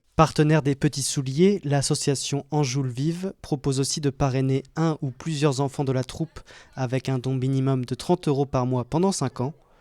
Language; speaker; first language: French; native; French